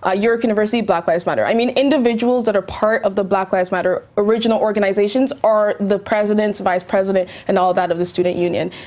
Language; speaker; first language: English; native; English